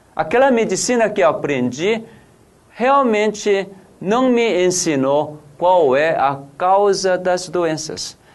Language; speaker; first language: Portuguese; non-native, fluent; Korean